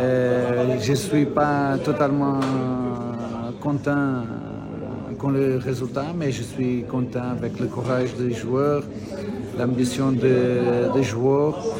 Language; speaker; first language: French; non-native, fluent; Portuguese